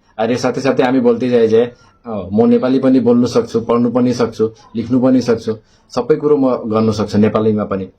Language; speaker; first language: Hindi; non-native, local second language; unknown